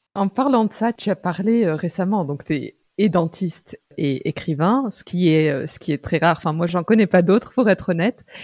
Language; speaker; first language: French; early bilingual, other home language; Arabic